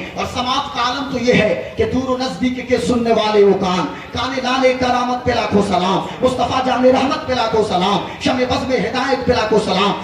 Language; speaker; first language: Urdu; native; Urdu